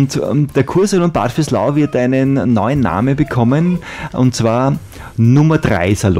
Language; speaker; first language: German; native; German